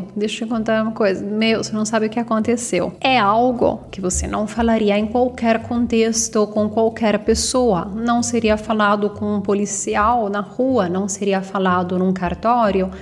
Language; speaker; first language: Portuguese; non-native, fluent; Italian